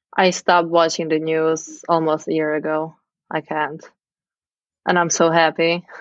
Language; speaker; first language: English; non-native, fluent; Czech